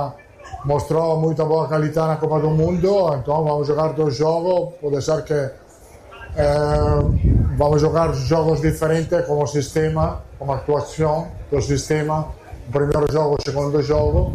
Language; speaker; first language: Portuguese; non-native, fluent; Italian